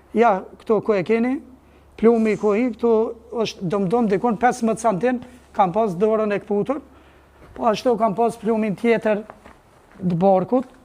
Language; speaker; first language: Albanian; native; Albanian